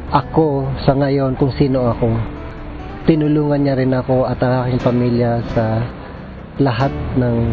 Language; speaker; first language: English; non-native, local second language; Filipino